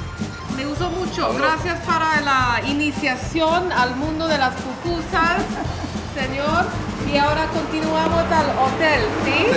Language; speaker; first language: Spanish; non-native, learner; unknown